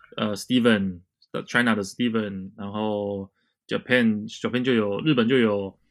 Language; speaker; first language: Chinese; native; Chinese